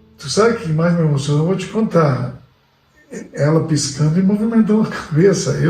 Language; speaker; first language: Portuguese; early bilingual, other home language; Spanish